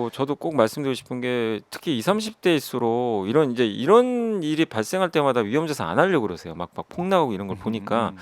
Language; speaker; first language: Korean; native; Korean